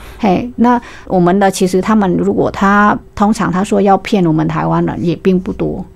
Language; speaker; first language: Chinese; non-native, fluent; Vietnamese